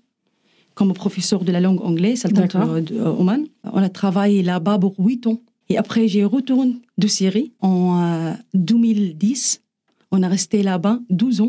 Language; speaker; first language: French; non-native, learner; Arabic